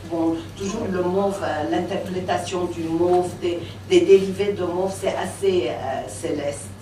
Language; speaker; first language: French; non-native, local second language; Arabic